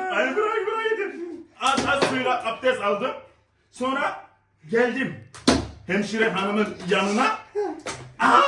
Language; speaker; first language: Turkish; non-native, fluent; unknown